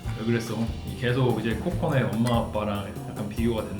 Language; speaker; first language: Korean; native; Korean